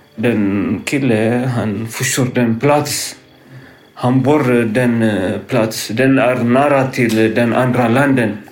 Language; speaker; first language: Swedish; non-native, learner; Tigrinya